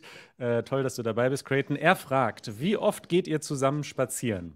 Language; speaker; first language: German; native; German